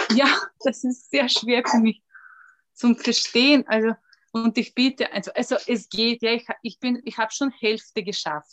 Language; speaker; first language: German; non-native, learner; Russian